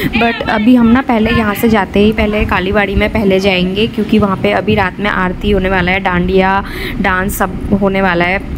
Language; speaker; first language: Hindi; non-native, local second language; Bangla